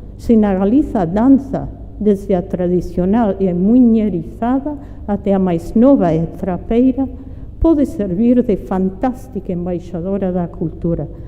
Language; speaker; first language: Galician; non-native, fluent; English